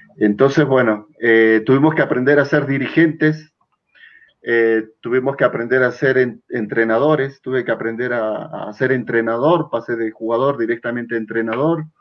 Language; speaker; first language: Spanish; native; Spanish